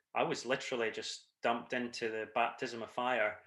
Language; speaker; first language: English; native; English